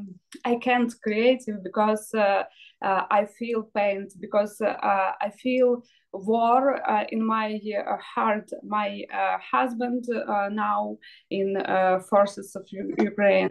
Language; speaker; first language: English; non-native, learner; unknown